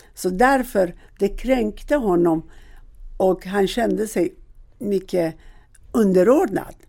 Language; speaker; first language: Swedish; non-native, fluent; Persian